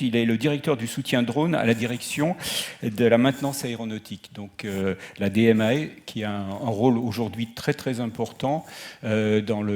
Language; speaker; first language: French; native; French